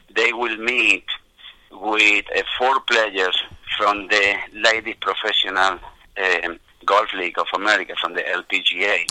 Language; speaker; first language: English; non-native, fluent; Spanish